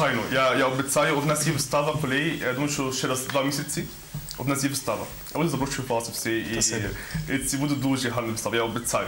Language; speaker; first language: Ukrainian; non-native, learner; Arabic